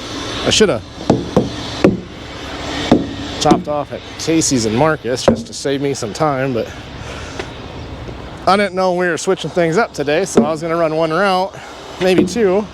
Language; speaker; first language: English; native; English